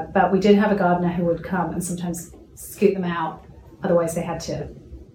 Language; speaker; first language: English; native; English